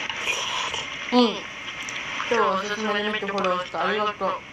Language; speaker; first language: Japanese; native; Japanese